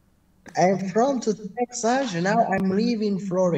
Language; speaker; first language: English; non-native, learner; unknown